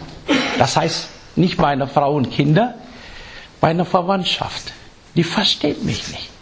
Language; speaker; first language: German; non-native, fluent; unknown